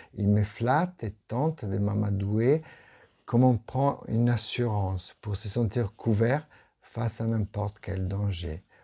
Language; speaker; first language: French; non-native, fluent; Italian